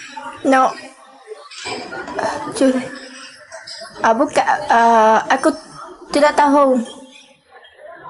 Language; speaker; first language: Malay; non-native, learner; Vietnamese